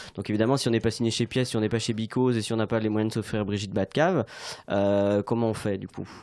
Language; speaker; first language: French; native; French